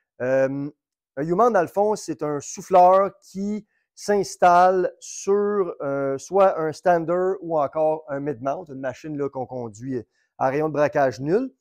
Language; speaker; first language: French; native; French